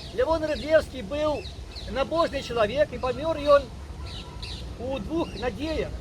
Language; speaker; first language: Belarusian; native; Belarusian